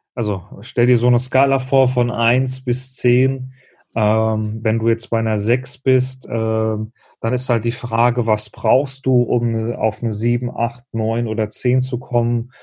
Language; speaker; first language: German; native; German